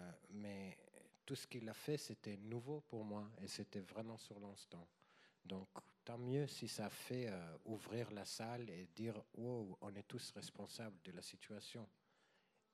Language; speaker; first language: French; non-native, fluent; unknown